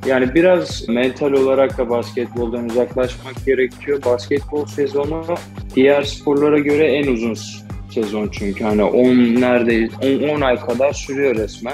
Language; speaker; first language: Turkish; native; Turkish